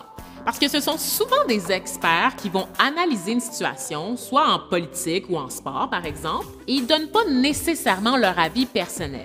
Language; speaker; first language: French; native; French